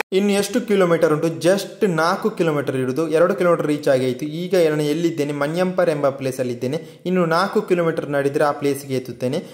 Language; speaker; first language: Kannada; non-native, local second language; Tulu